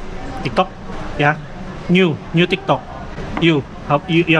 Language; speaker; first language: English; non-native, local second language; Filipino